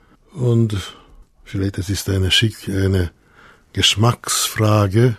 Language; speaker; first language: German; non-native, fluent; Hungarian